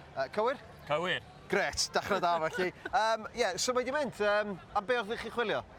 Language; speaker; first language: Welsh; native; Welsh